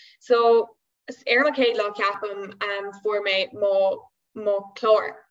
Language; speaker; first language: Irish; non-native, local second language; English